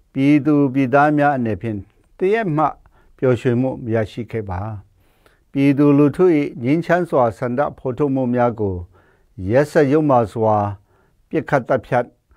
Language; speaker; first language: Burmese; non-native, local second language; Kachin